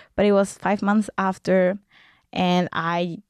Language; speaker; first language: English; non-native, fluent; Spanish